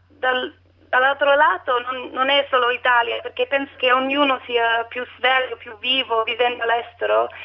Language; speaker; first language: Italian; non-native, learner; English